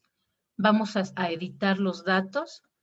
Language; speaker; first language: Spanish; native; Spanish